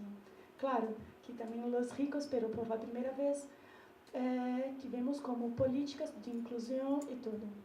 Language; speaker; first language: Spanish; non-native, learner; Portuguese